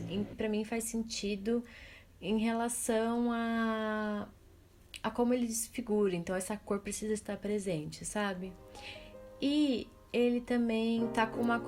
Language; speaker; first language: Portuguese; native; Portuguese